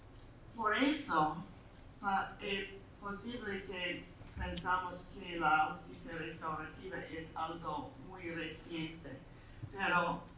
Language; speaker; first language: Spanish; non-native, fluent; English